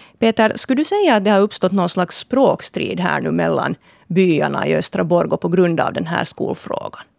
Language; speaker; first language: Swedish; native; Swedish